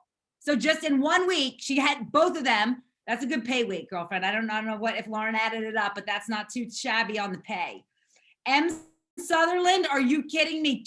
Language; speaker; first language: English; native; English